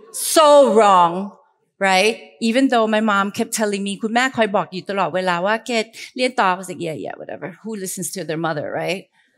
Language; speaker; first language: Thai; early bilingual, heritage; Thai